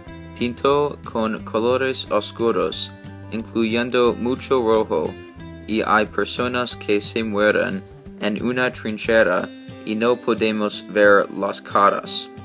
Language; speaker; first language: Spanish; non-native, learner; English